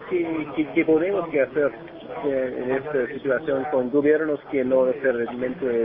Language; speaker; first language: Spanish; non-native, learner; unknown